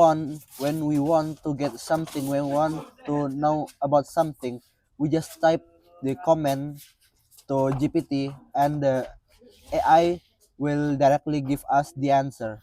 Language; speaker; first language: English; non-native, fluent; Indonesian